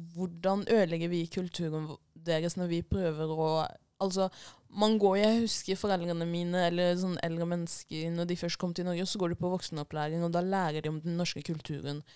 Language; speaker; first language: Norwegian; early bilingual, other home language; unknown